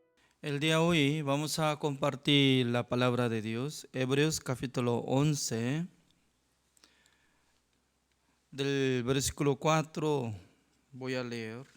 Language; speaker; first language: Spanish; non-native, learner; Korean